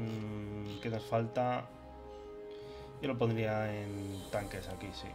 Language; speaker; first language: Spanish; native; Spanish